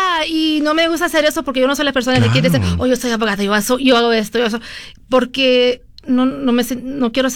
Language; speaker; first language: Spanish; early bilingual, heritage; Spanish